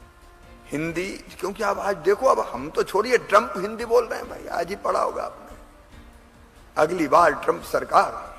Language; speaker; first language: Hindi; native; Hindi